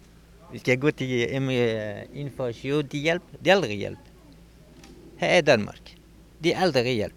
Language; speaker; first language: Danish; non-native, learner; Kurdish